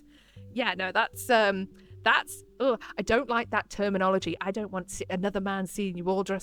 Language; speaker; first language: English; native; English